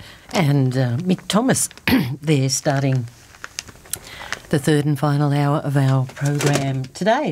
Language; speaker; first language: English; native; English